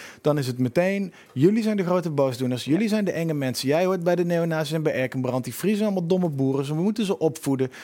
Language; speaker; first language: Dutch; native; Dutch